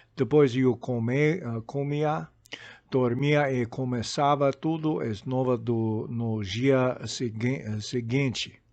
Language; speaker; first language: Portuguese; non-native, fluent; English